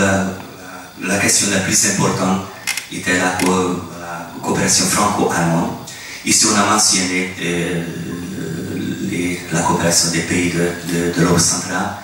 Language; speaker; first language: French; non-native, fluent; Hungarian